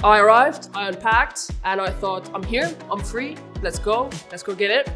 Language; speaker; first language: English; non-native, fluent; Finnish